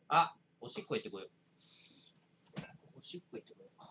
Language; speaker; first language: Japanese; native; Japanese